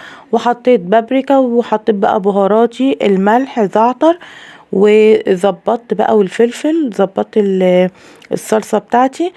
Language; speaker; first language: Arabic; native; Arabic